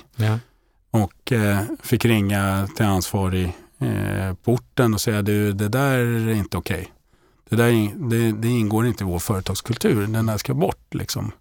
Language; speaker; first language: Swedish; native; Swedish